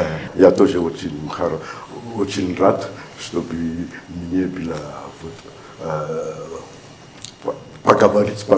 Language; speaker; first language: Russian; non-native, learner; Malagasy